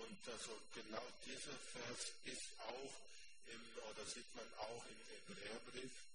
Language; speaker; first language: German; non-native, fluent; Portuguese